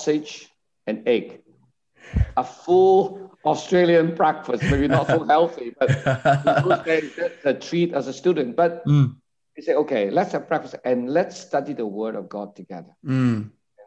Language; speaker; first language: English; non-native, local second language; Cantonese